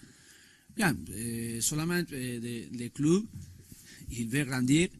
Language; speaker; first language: French; non-native, learner; Spanish